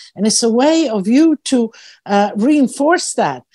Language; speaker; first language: English; early bilingual, other home language; Croatian